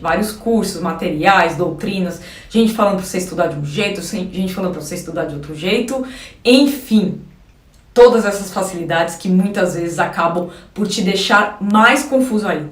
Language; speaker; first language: Portuguese; native; Portuguese